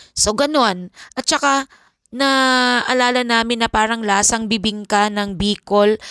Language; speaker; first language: Filipino; non-native, local second language; Bikol